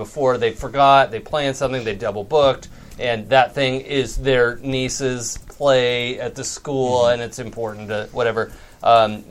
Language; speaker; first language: English; native; English